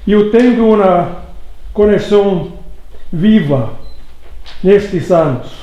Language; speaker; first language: Portuguese; non-native, learner; Hungarian